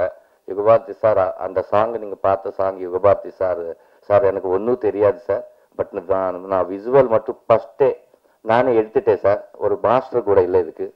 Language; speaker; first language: Tamil; non-native, learner; Telugu